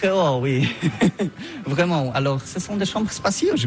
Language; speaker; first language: French; non-native, learner; Polish